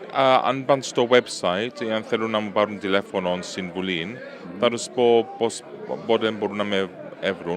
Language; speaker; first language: Greek; early bilingual, heritage; Greek